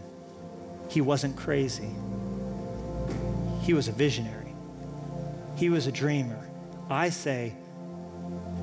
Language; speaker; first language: English; native; English